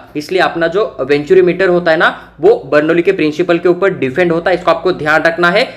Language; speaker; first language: Hindi; non-native, local second language; Marathi